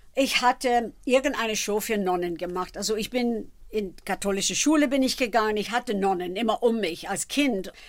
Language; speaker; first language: German; non-native, fluent; English